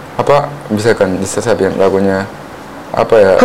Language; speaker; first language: Indonesian; non-native, fluent; Korean